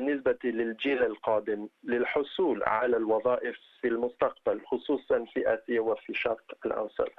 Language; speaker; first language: Arabic; non-native, fluent; English